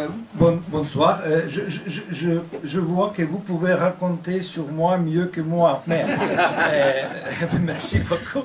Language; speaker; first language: French; non-native, fluent; Russian